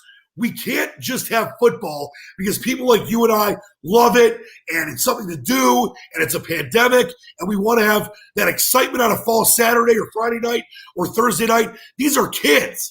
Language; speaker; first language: English; native; English